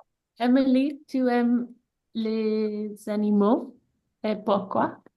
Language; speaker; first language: French; non-native, learner; English